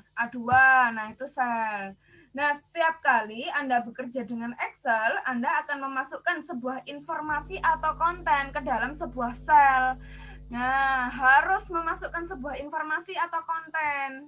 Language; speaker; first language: Indonesian; native; Indonesian